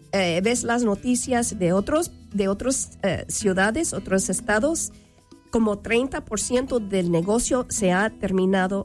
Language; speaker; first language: Spanish; early bilingual, heritage; Spanish